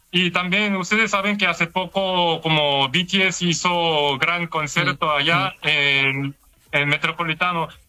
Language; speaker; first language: Spanish; non-native, learner; Korean